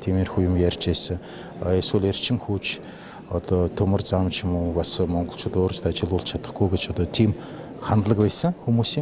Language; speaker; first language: Mongolian; non-native, fluent; Russian